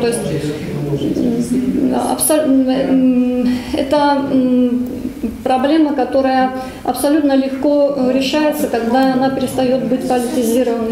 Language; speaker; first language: Russian; native; Russian